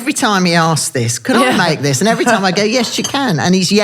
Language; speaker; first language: English; native; English